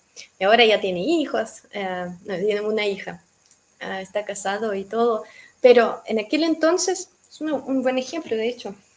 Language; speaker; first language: Spanish; non-native, fluent; Russian